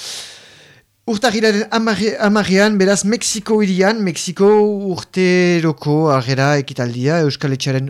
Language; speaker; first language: Basque; native; Basque